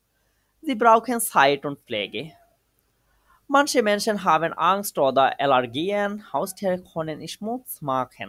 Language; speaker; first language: German; non-native, fluent; Bangla